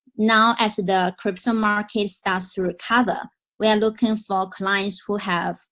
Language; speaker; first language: English; non-native, fluent; Chinese